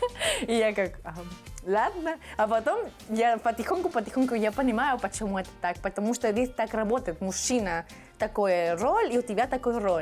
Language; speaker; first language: Russian; non-native, fluent; Spanish